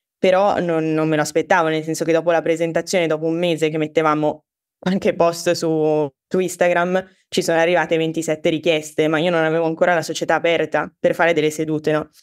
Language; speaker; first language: Italian; native; Italian